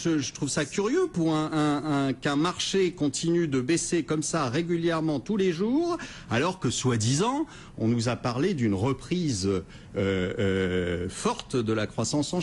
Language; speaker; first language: French; native; French